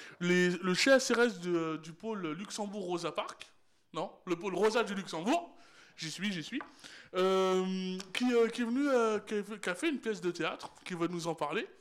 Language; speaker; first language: French; native; French